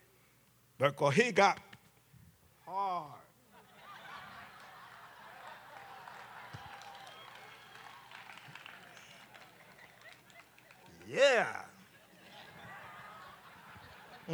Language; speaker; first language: English; non-native, fluent; Spanish